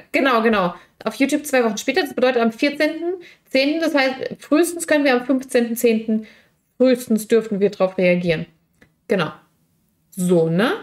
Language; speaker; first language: German; native; German